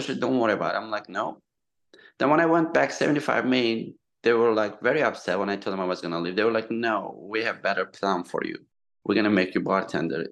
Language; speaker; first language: English; non-native, fluent; Turkish